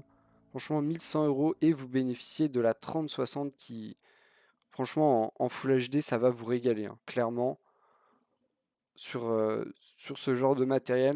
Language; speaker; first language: French; native; French